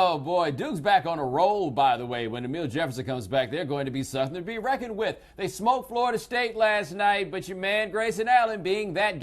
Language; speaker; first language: English; native; English